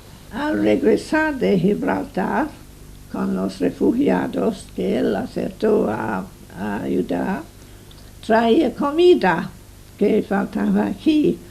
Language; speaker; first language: Spanish; non-native, fluent; English